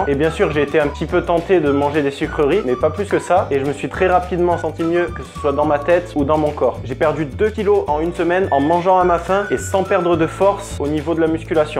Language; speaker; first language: French; native; French